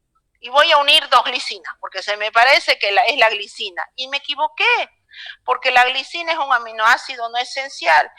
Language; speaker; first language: Spanish; native; Spanish